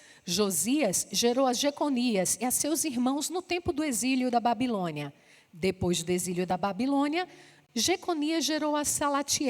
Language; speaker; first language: Portuguese; native; Portuguese